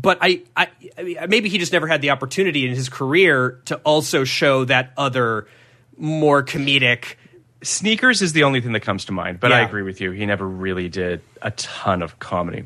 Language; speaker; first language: English; native; English